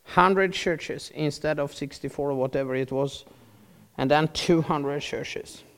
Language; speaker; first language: English; non-native, learner; Norwegian